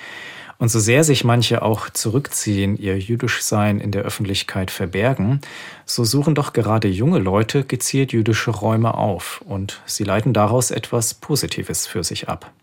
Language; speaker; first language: German; native; German